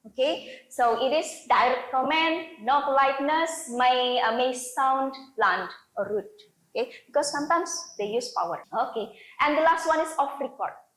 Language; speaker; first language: English; non-native, fluent; Indonesian